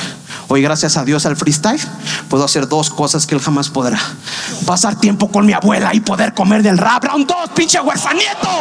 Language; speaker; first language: Spanish; native; Spanish